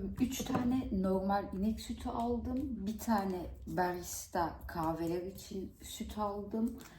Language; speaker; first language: Turkish; early bilingual, heritage; Turkish